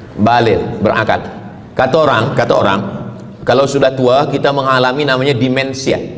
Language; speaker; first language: Malay; native; Malay